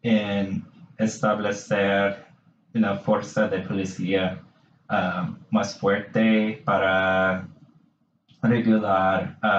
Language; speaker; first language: Spanish; non-native, learner; English